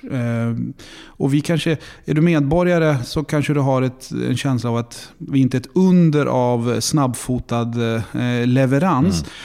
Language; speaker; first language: Swedish; native; Swedish